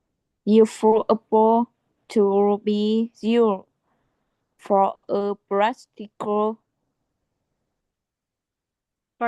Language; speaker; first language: English; non-native, learner; Vietnamese